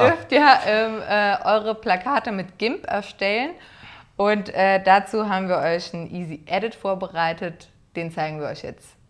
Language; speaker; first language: German; native; German